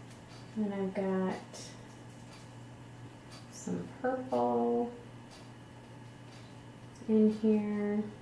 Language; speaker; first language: English; native; English